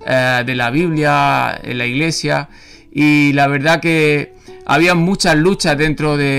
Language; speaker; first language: Spanish; native; Spanish